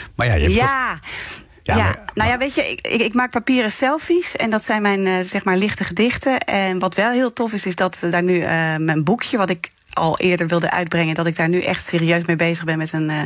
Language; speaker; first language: Dutch; native; Dutch